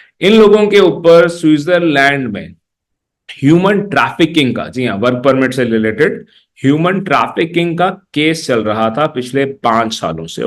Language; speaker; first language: Hindi; native; Hindi